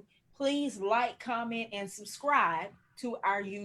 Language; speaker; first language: English; native; English